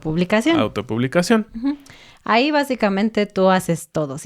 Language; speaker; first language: Spanish; native; Spanish